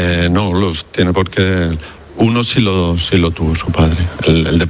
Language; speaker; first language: Spanish; native; Spanish